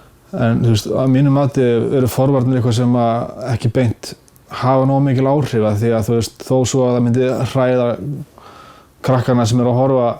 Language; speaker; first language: Icelandic; native; Icelandic